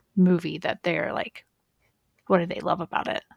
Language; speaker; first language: English; native; English